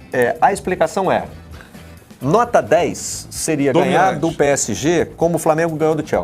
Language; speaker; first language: Portuguese; native; Portuguese